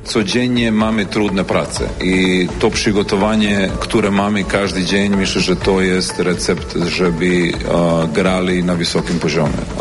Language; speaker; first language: Polish; non-native, fluent; Serbian